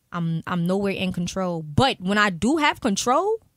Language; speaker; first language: English; native; English